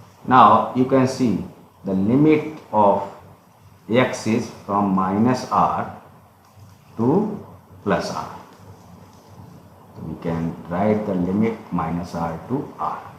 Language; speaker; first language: English; non-native, local second language; Hindi